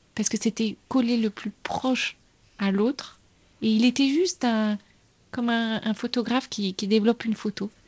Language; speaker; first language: French; native; French